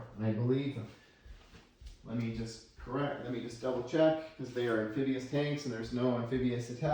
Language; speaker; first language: English; native; English